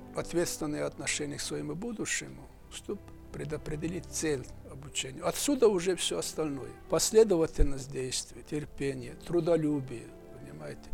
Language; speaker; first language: Russian; non-native, local second language; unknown